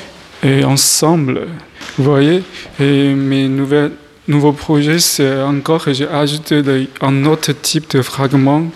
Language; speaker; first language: French; non-native, learner; Chinese